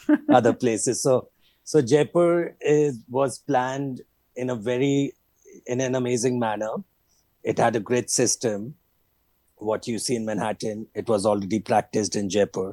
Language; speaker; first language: English; non-native, local second language; Hindi